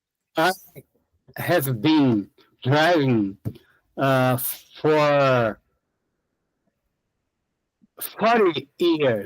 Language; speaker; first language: English; non-native, learner; Portuguese